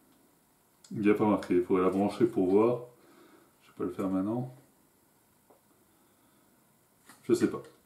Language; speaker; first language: French; native; French